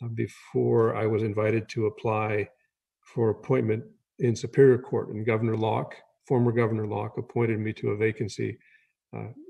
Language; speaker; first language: English; native; English